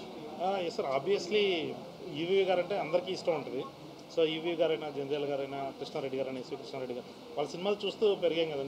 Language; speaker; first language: Telugu; native; Telugu